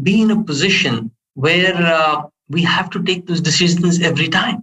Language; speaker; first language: English; non-native, local second language; Hindi